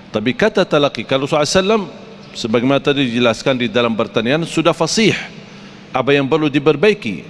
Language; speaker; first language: Malay; non-native, fluent; Arabic